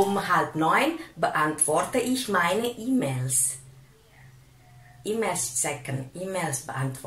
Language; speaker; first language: German; non-native, fluent; Indonesian